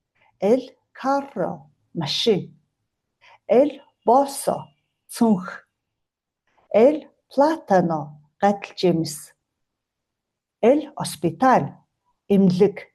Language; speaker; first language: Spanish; non-native, fluent; Mongolian